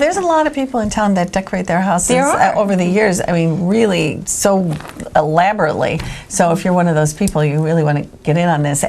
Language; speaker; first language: English; native; English